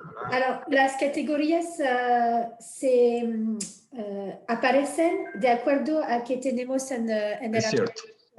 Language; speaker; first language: Spanish; non-native, fluent; French